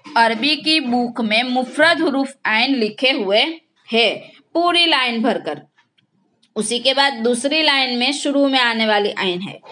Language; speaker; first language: Hindi; non-native, local second language; Gujarati